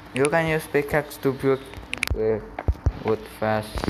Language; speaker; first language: English; non-native, learner; Indonesian